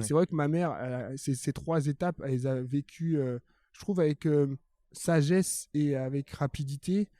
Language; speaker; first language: French; early bilingual, other home language; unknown